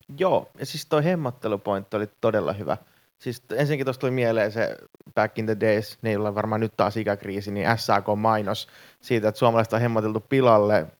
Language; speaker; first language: Finnish; native; Finnish